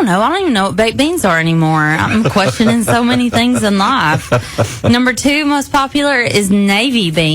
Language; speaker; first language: English; native; English